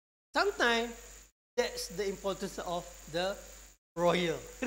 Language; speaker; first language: English; non-native, local second language; Malay